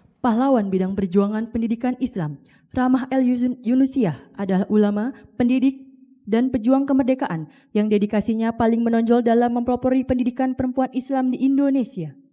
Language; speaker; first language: Indonesian; native; Indonesian